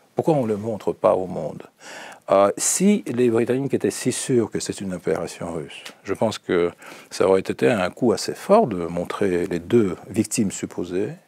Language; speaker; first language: French; non-native, fluent; Russian